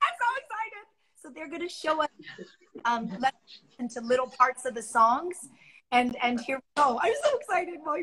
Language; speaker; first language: English; early bilingual, other home language; Persian